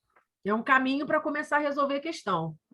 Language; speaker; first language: Portuguese; native; Portuguese